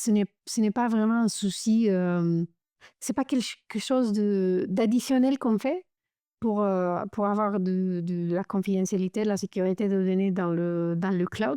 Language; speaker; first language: French; non-native, fluent; Romanian